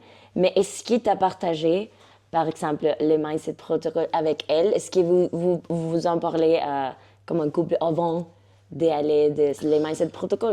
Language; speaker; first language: French; non-native, fluent; Spanish